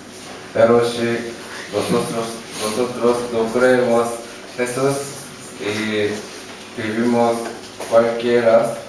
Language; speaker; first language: Spanish; non-native, learner; Korean